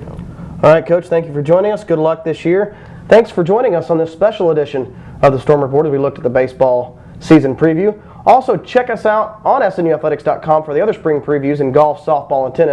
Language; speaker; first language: English; native; English